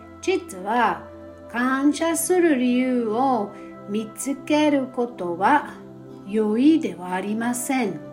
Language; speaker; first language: Japanese; non-native, fluent; German